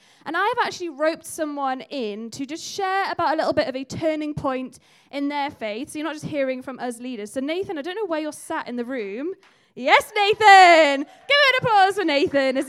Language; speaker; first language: English; native; English